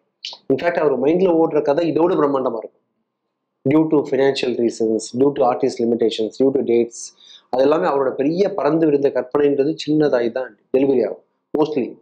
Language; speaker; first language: Tamil; native; Tamil